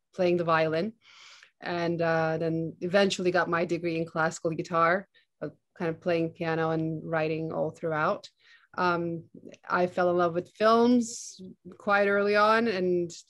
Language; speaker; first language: English; non-native, fluent; Turkish